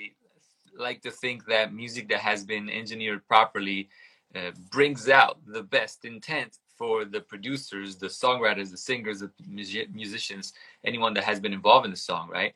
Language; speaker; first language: English; non-native, fluent; Italian